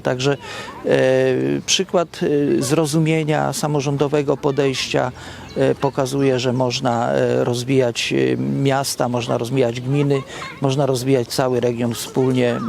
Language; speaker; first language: Polish; native; Polish